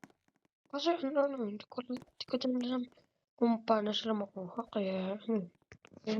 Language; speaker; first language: Filipino; native; Filipino